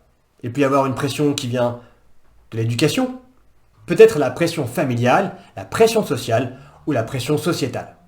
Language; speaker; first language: French; native; French